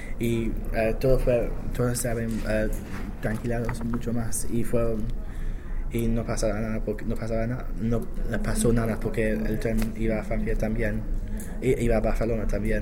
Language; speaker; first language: Spanish; non-native, learner; English